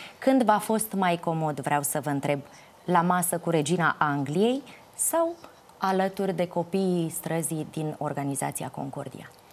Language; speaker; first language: Romanian; native; Romanian